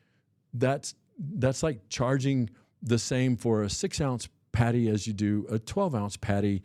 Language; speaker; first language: English; native; English